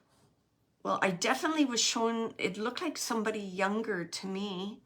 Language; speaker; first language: English; native; English